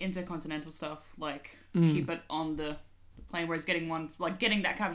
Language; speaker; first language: English; native; English